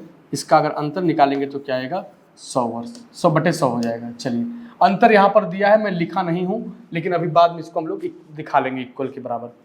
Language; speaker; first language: Hindi; native; Hindi